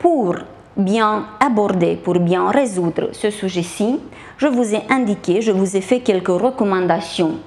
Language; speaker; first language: French; non-native, fluent; Romanian